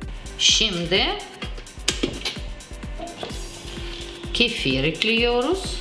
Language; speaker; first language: Turkish; non-native, learner; Russian